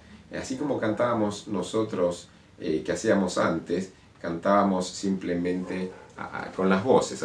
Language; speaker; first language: Spanish; native; Spanish